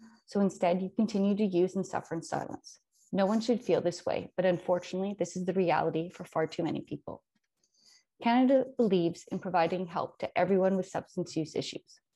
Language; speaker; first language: English; native; English